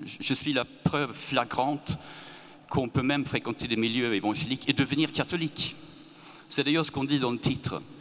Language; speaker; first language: French; non-native, fluent; Swedish